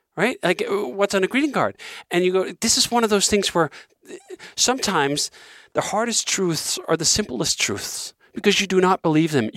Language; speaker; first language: English; non-native, fluent; Danish